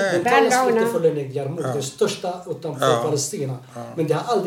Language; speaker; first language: Swedish; non-native, fluent; Arabic